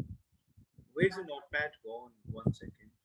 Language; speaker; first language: English; non-native, local second language; Hindi